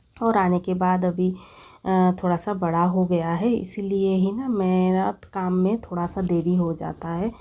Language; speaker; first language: Hindi; non-native, local second language; Bangla